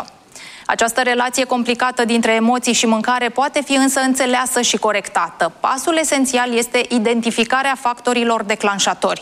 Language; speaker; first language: Romanian; native; Romanian